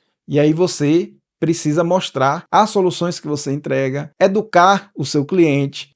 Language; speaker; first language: Portuguese; native; Portuguese